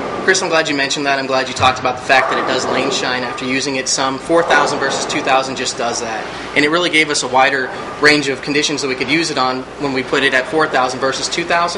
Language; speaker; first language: English; native; English